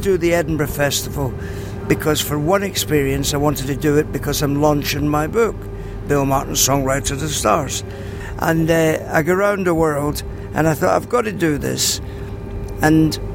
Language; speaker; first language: English; native; English